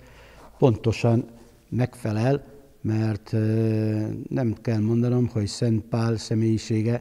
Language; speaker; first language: Hungarian; non-native, fluent; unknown